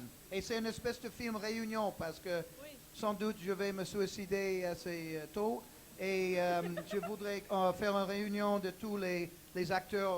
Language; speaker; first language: French; non-native, learner; English